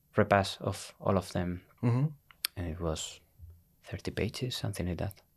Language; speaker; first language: English; non-native, fluent; Spanish